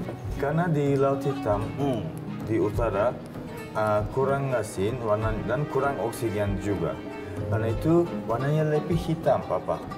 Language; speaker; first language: Indonesian; non-native, fluent; Turkish